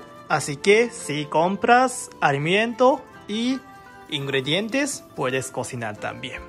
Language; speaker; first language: Spanish; non-native, learner; Japanese